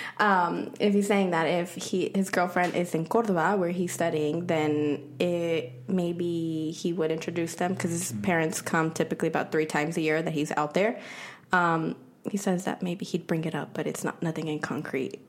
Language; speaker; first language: English; early bilingual, other home language; Spanish